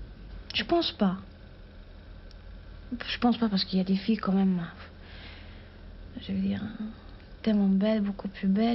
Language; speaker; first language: French; non-native, fluent; German